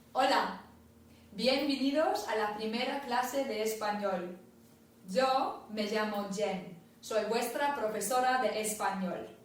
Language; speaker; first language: Spanish; non-native, fluent; English